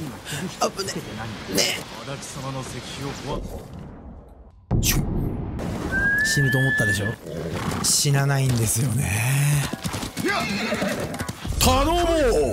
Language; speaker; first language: Japanese; native; Japanese